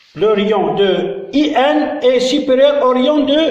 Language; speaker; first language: French; non-native, local second language; Arabic